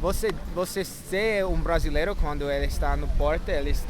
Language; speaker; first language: Portuguese; non-native, learner; English